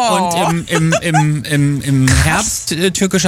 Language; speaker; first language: German; native; German